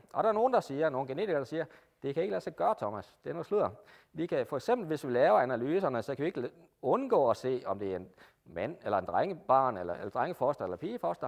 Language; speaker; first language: Danish; native; Danish